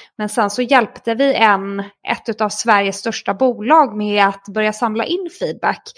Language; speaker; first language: Swedish; native; Swedish